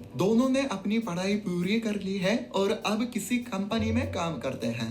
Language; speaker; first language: Hindi; non-native, fluent; Japanese